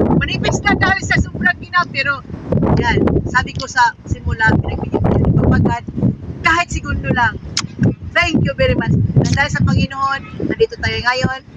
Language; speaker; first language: Filipino; non-native, local second language; Cebuano